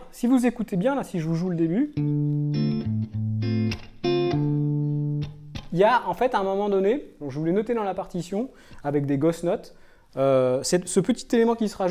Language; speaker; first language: French; native; French